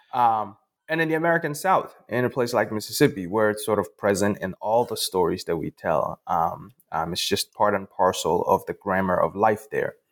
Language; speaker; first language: English; non-native, local second language; Akan